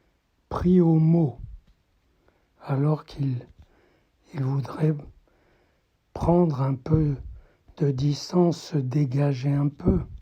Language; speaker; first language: French; native; French